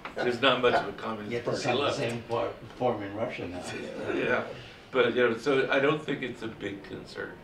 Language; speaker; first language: English; native; English